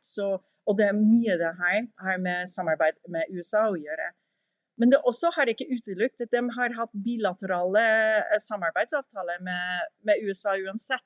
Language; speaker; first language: Norwegian; early bilingual, heritage; English